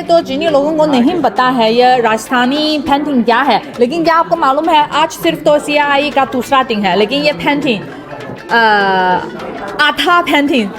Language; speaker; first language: Hindi; non-native, learner; Chinese